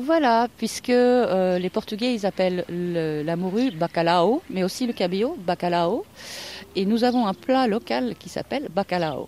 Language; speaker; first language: French; non-native, fluent; Norwegian